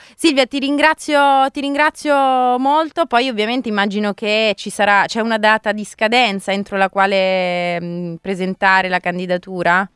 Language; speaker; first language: Italian; native; Italian